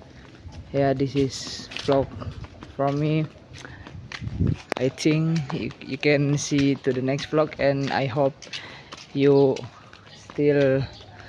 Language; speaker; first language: English; non-native, learner; Indonesian